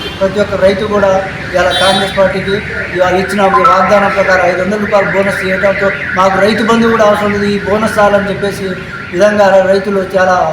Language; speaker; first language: Telugu; non-native, local second language; Lambadi